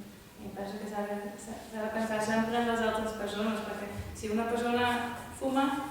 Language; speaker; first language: Catalan; non-native, fluent; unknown